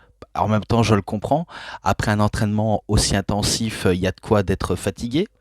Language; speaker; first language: French; native; French